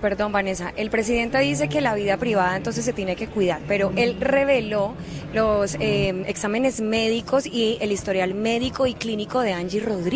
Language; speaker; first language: Spanish; native; Spanish